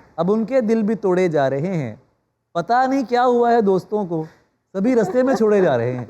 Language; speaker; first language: Urdu; non-native, local second language; Punjabi